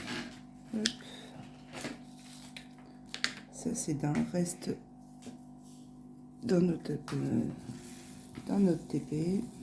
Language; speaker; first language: French; native; French